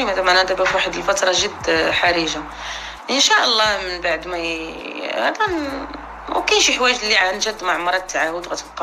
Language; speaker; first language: Arabic; native; Arabic